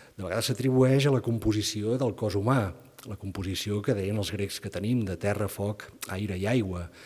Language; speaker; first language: Catalan; native; Catalan